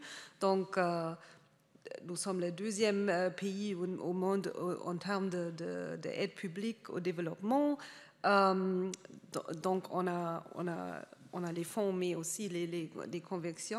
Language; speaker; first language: French; non-native, fluent; German